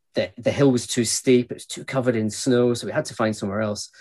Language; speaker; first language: English; native; English